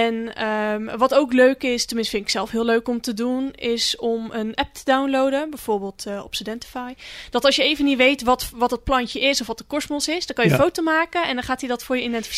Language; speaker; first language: Dutch; native; Dutch